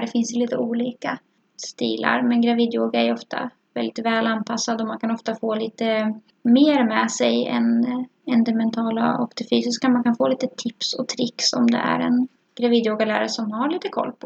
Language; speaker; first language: Swedish; native; Swedish